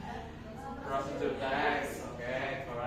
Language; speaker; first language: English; non-native, fluent; Indonesian